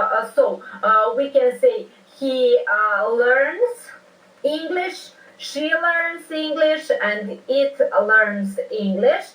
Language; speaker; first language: English; non-native, fluent; Serbian